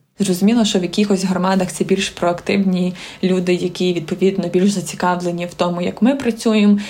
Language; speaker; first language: Ukrainian; native; Ukrainian